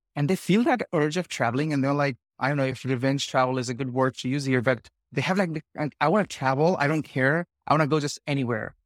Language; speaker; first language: English; non-native, local second language; Hindi